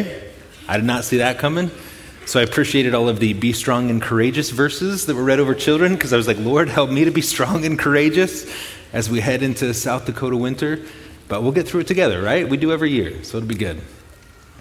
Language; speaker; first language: English; native; English